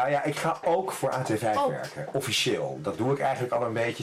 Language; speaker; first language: Dutch; native; Dutch